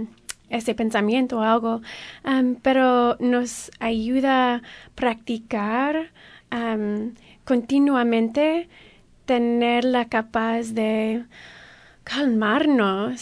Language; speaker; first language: Spanish; early bilingual, heritage; Spanish